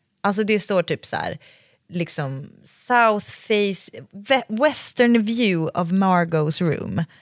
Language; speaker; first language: Swedish; native; Swedish